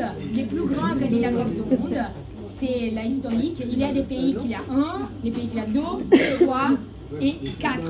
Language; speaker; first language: French; non-native, learner; Portuguese